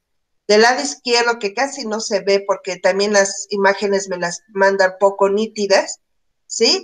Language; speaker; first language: Spanish; native; Spanish